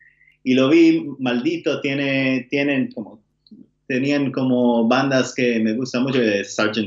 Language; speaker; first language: Spanish; non-native, learner; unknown